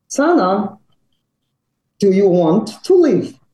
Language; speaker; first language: English; non-native, fluent; Serbian